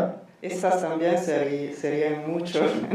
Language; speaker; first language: Spanish; non-native, fluent; Italian